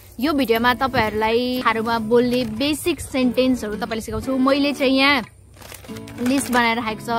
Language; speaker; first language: Nepali; non-native, local second language; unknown